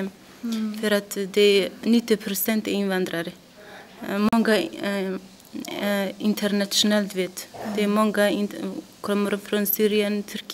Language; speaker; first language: Swedish; non-native, learner; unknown